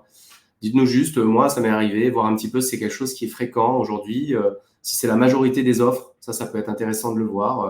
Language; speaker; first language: French; native; French